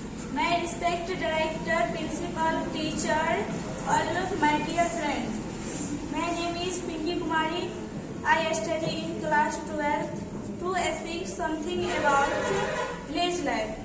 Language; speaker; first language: English; non-native, learner; Hindi